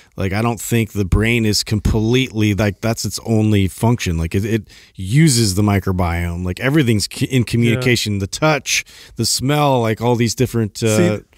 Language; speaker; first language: English; native; English